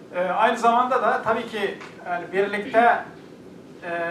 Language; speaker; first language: Turkish; native; Turkish